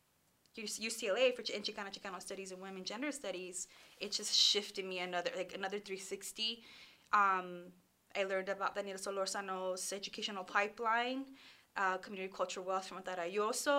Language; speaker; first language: English; early bilingual, other home language; Spanish